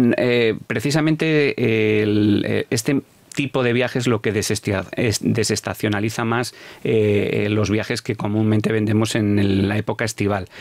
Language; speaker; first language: Spanish; native; Spanish